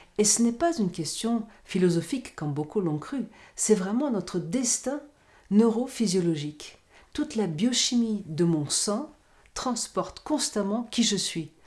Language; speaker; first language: French; non-native, fluent; Portuguese